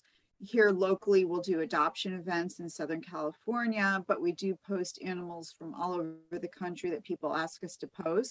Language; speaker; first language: English; native; English